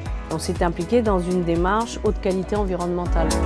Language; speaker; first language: French; native; French